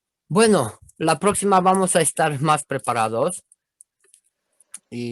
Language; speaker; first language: Spanish; non-native, learner; Romanian